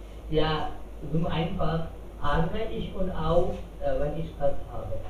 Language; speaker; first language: German; non-native, learner; Hindi